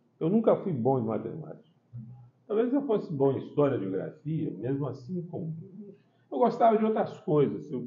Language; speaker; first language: Portuguese; early bilingual, heritage; Portuguese